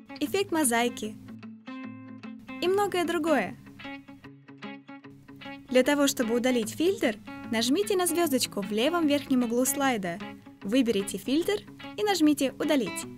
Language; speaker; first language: Russian; native; Russian